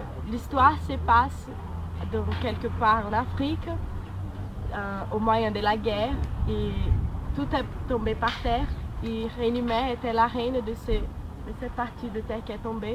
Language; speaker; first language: French; non-native, learner; Portuguese